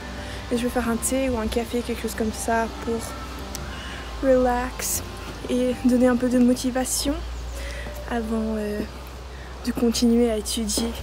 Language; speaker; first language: French; non-native, fluent; Finnish